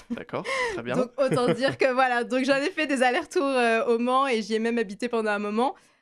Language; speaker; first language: French; native; French